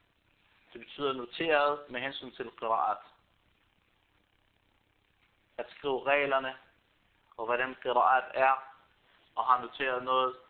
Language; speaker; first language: Danish; non-native, fluent; Arabic